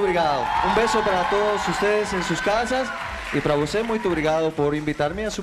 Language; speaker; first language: Portuguese; non-native, learner; Spanish